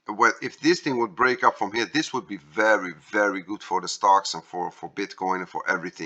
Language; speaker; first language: English; non-native, fluent; Dutch